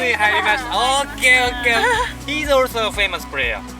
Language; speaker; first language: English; non-native, learner; Japanese